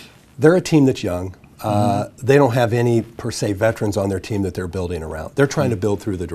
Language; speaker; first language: English; native; English